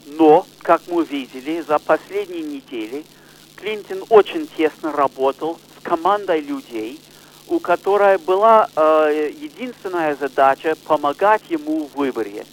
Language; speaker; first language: Russian; non-native, fluent; English